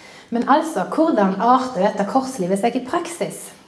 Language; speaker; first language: Norwegian; native; Norwegian